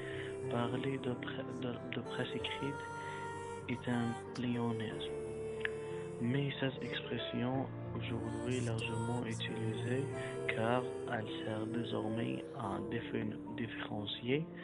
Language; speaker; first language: French; non-native, learner; Arabic